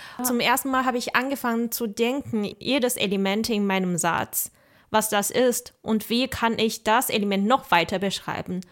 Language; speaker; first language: German; non-native, fluent; Chinese